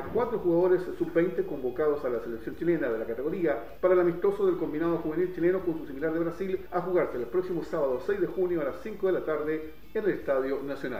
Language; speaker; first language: Spanish; native; Spanish